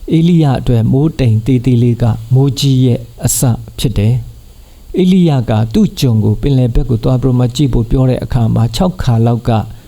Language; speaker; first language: Burmese; non-native, local second language; S'gaw Karen